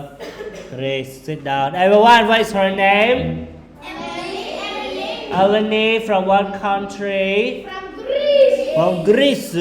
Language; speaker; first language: English; non-native, fluent; Khmer